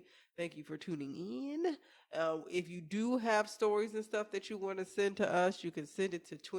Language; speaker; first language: English; native; English